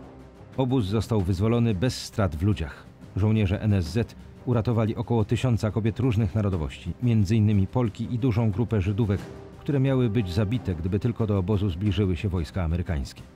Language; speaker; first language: Polish; native; Polish